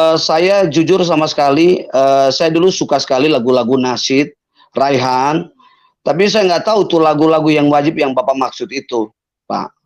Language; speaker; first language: Indonesian; native; Indonesian